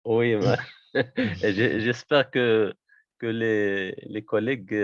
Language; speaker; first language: French; non-native, local second language; Arabic